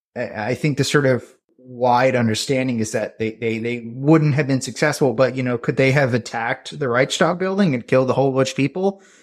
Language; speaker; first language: English; native; English